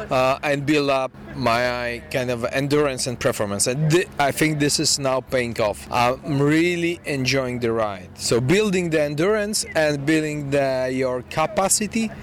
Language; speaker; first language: English; non-native, fluent; Polish